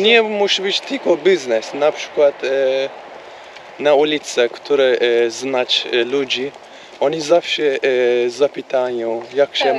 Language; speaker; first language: Polish; non-native, learner; Turkish